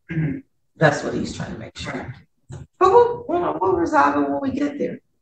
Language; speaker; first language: English; native; English